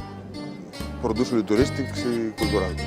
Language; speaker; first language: Romanian; non-native, fluent; Greek